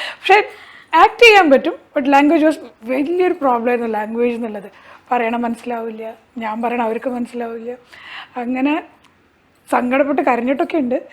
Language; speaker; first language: Malayalam; early bilingual, heritage; Malayalam